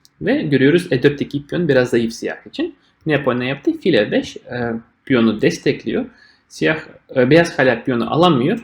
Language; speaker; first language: Turkish; non-native, fluent; Russian